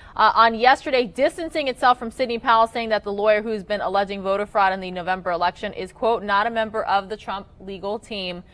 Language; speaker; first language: English; native; English